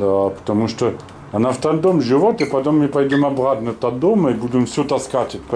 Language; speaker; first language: Russian; early bilingual, heritage; French